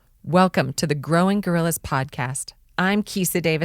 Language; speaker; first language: English; native; English